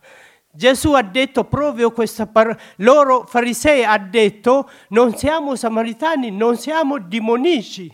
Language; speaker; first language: Italian; non-native, learner; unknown